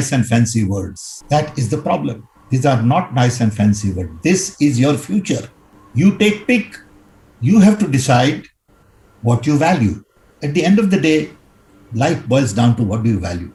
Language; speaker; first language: English; non-native, local second language; Gujarati